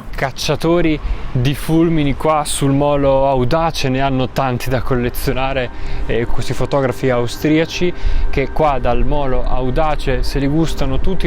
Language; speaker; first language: Italian; native; Italian